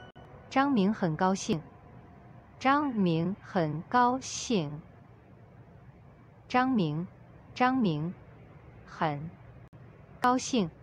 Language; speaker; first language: Chinese; non-native, learner; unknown